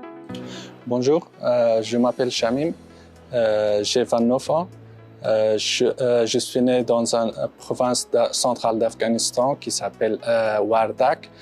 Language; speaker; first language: French; non-native, fluent; Pashto